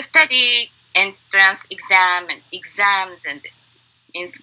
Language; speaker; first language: English; non-native, learner; Japanese